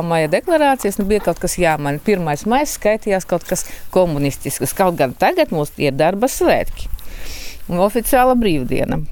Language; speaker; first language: Latvian; native; Latvian